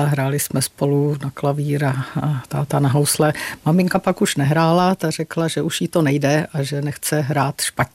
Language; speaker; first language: Czech; native; Czech